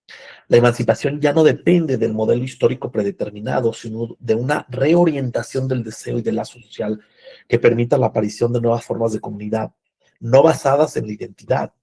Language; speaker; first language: Spanish; native; Spanish